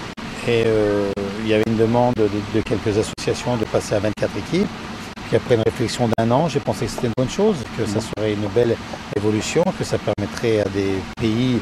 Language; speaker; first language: French; native; French